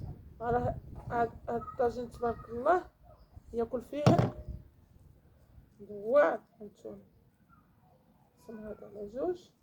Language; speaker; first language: Arabic; native; Arabic